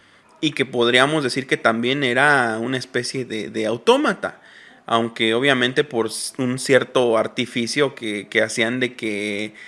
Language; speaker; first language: Spanish; native; Spanish